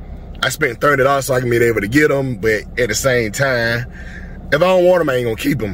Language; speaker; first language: English; native; English